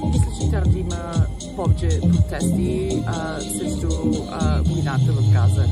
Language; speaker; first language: Bulgarian; early bilingual, heritage; Bulgarian